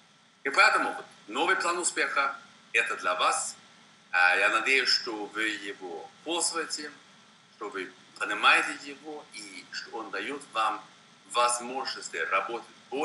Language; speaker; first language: Russian; non-native, fluent; Swedish